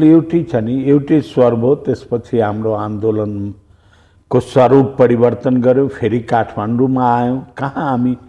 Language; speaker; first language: Nepali; non-native, local second language; Bhojpuri